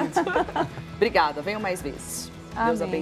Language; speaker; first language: Portuguese; native; Portuguese